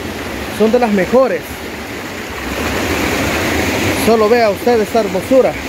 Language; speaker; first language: Spanish; native; Spanish